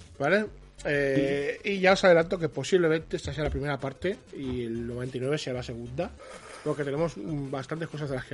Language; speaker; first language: Spanish; native; Spanish